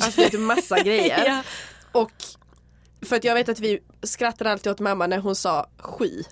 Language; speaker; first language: Swedish; early bilingual, other home language; Serbian